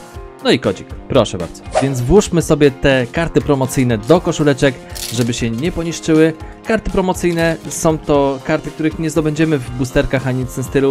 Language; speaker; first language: Polish; native; Polish